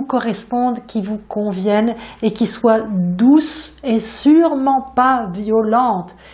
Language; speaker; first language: French; native; French